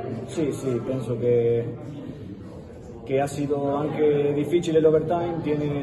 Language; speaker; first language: Italian; non-native, fluent; Spanish